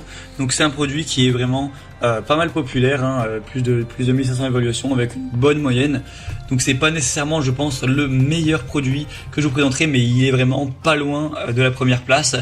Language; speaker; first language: French; native; French